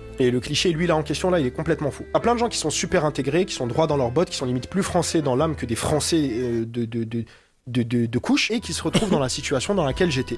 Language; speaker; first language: French; non-native, local second language; Arabic